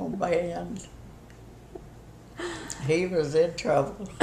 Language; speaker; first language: English; native; English